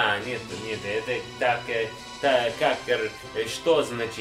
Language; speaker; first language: Russian; non-native, learner; English